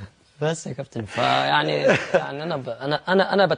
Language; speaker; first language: Arabic; native; Arabic